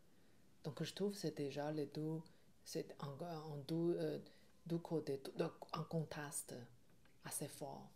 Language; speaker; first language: French; non-native, learner; Chinese